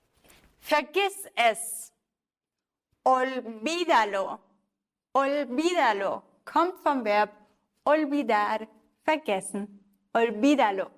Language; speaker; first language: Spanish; non-native, fluent; German